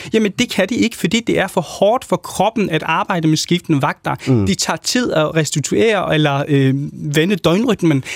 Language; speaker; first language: Danish; non-native, fluent; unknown